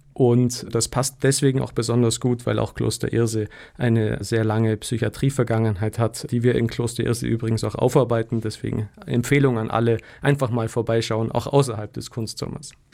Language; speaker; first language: German; native; German